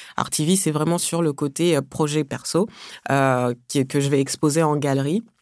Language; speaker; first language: French; early bilingual, other home language; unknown